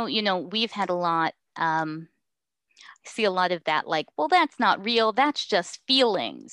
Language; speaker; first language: English; native; English